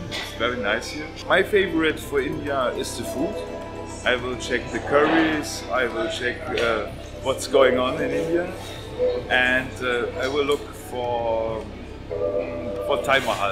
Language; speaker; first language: English; non-native, learner; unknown